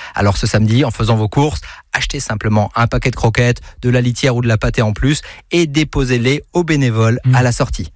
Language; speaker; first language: French; native; French